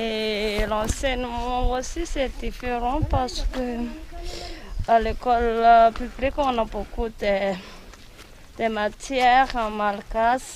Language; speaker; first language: French; non-native, local second language; Malagasy